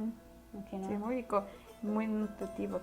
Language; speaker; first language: Spanish; early bilingual, heritage; Spanish